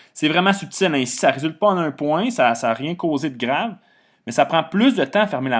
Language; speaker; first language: French; native; French